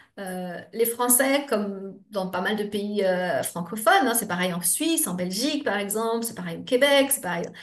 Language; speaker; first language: French; native; French